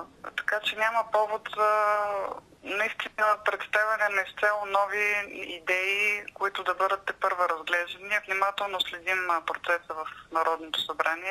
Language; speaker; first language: Bulgarian; native; Bulgarian